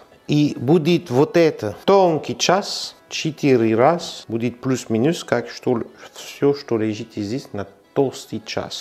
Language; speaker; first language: Russian; non-native, learner; French